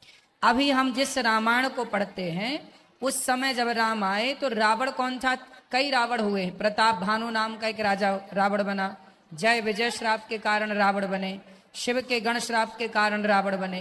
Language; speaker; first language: Hindi; native; Hindi